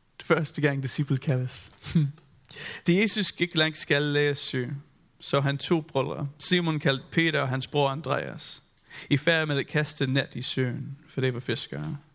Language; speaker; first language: Danish; non-native, fluent; English